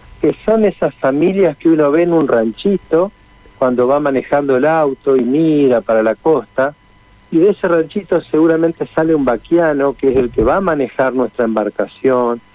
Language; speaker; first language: Spanish; native; Spanish